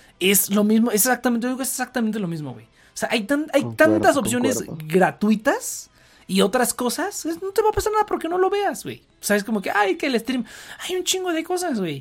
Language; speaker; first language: Spanish; native; Spanish